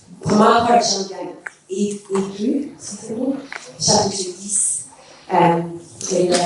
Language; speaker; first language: French; non-native, learner; English